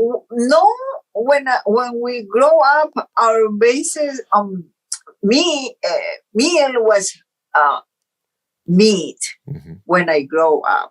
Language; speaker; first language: English; non-native, fluent; Portuguese